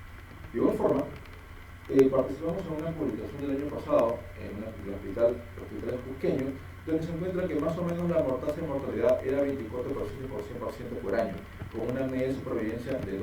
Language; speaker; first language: Spanish; native; Spanish